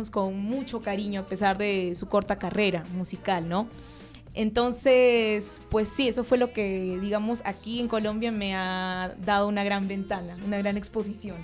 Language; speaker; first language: Spanish; native; Spanish